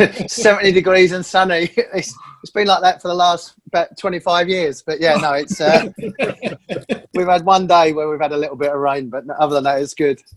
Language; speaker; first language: English; native; English